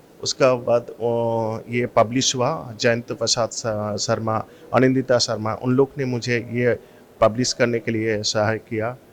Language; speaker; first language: Hindi; non-native, local second language; Assamese